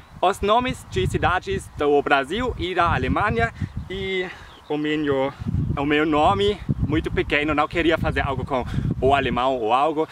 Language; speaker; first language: Portuguese; non-native, fluent; German